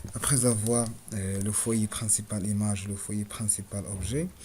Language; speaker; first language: French; non-native, local second language; Arabic